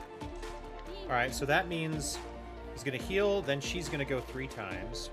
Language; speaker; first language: English; native; English